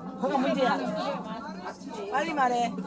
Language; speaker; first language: Korean; native; Korean